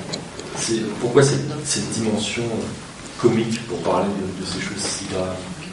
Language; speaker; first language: French; native; French